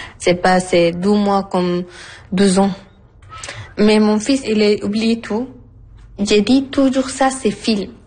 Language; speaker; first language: French; non-native, learner; Arabic